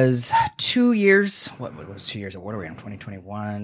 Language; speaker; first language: English; native; English